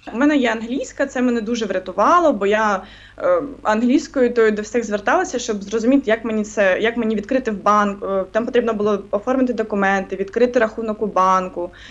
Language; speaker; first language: Ukrainian; non-native, local second language; Russian